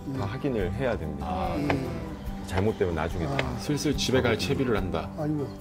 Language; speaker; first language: Korean; native; Korean